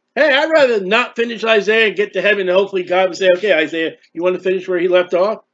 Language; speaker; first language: English; native; English